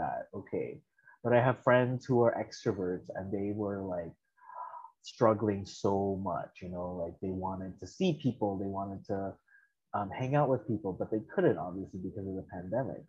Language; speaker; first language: English; early bilingual, other home language; Filipino